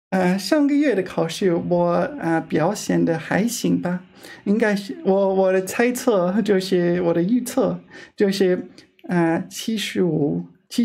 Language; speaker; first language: Chinese; non-native, fluent; English